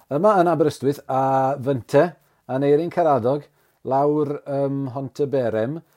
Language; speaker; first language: Welsh; native; Welsh